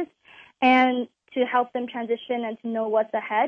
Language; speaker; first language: English; non-native, local second language; Cantonese